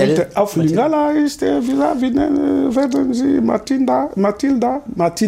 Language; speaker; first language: German; non-native, learner; Lingala